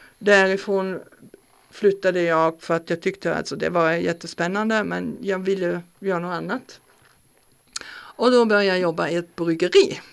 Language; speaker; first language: Swedish; non-native, fluent; German